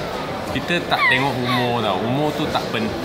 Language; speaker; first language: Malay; non-native, local second language; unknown